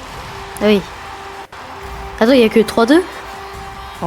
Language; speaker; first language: French; native; French